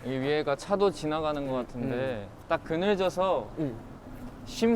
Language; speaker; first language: Korean; native; Korean